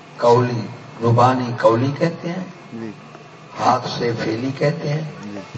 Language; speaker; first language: Urdu; non-native, local second language; Punjabi